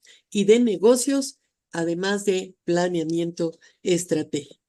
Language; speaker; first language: Spanish; native; Spanish